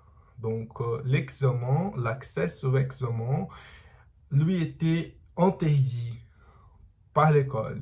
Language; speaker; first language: French; non-native, learner; Portuguese